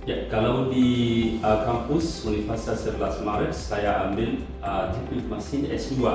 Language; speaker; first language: Indonesian; non-native, fluent; Swahili